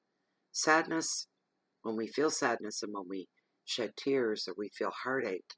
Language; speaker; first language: English; native; English